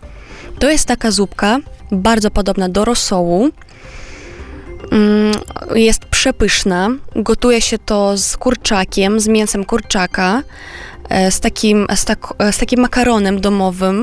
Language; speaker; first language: Polish; non-native, fluent; Romanian